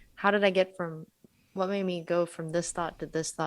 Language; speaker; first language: English; native; English